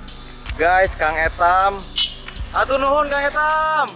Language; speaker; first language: Indonesian; native; Indonesian